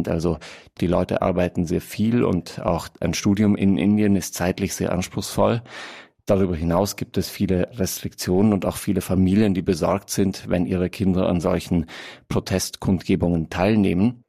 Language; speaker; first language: German; native; German